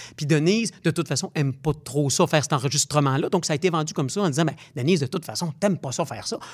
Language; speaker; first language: French; native; French